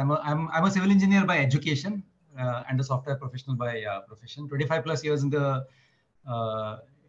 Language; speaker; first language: English; non-native, local second language; Marathi